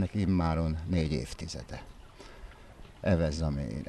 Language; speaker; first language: Hungarian; native; Hungarian